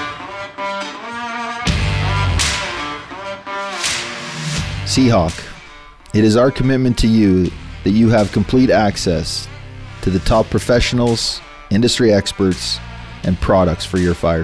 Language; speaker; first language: English; native; English